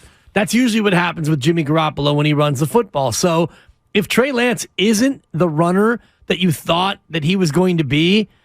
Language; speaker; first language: English; native; English